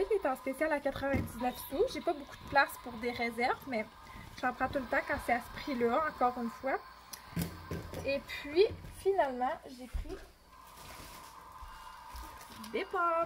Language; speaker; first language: French; native; French